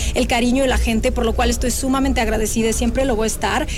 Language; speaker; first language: Spanish; non-native, fluent; Russian